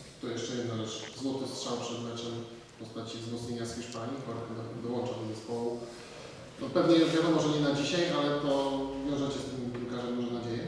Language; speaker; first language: Polish; native; Polish